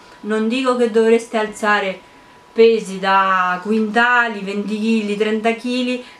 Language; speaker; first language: Italian; non-native, fluent; Romanian